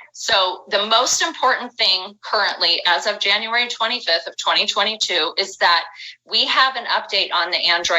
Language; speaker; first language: English; native; English